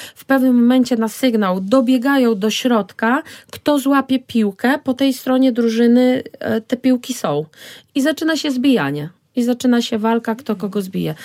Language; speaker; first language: Polish; native; Polish